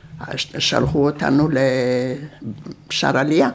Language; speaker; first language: Hebrew; early bilingual, other home language; Yiddish